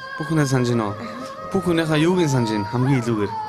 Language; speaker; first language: Mongolian; native; Mongolian